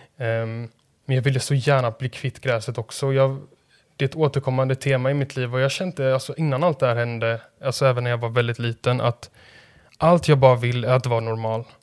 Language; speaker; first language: Swedish; native; Swedish